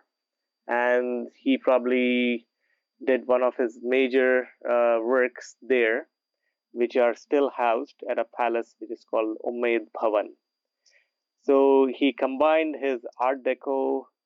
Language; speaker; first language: English; non-native, local second language; Urdu